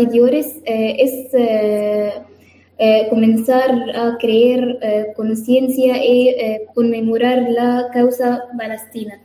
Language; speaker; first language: Spanish; non-native, learner; Arabic